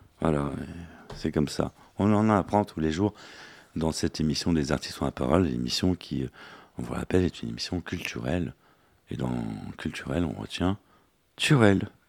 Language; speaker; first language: French; native; French